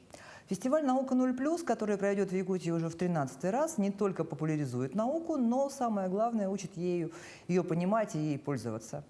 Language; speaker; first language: Russian; native; Russian